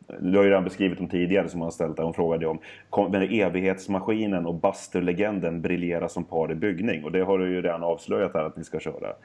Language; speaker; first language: Swedish; native; Swedish